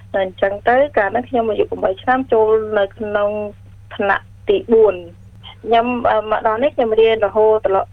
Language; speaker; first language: Khmer; early bilingual, heritage; Khmer